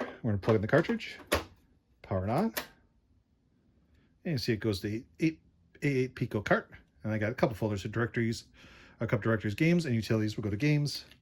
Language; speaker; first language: English; native; English